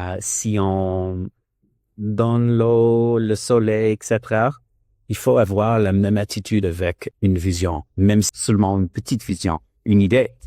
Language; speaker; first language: French; non-native, learner; English